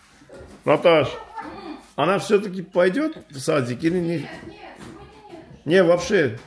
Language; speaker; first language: Russian; non-native, fluent; Armenian